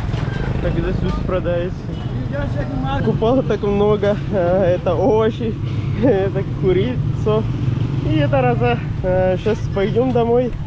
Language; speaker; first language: Russian; non-native, learner; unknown